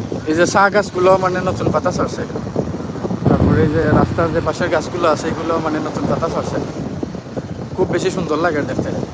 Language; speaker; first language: Bangla; native; Bangla